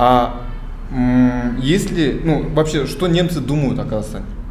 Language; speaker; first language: Russian; native; Russian